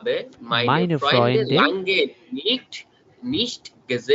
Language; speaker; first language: German; non-native, learner; Bangla